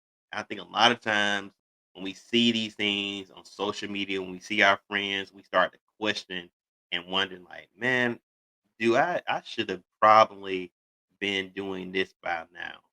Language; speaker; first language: English; native; English